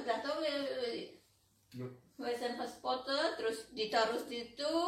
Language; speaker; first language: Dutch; non-native, learner; Indonesian